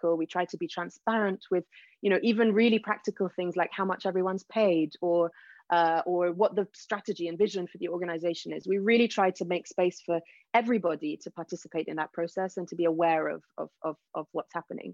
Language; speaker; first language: English; native; English